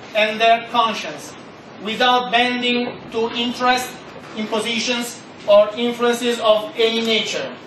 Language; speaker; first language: English; non-native, fluent; Italian